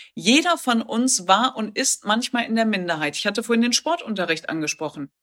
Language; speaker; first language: German; native; German